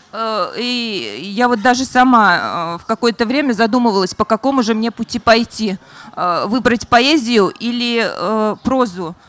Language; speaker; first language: Russian; non-native, local second language; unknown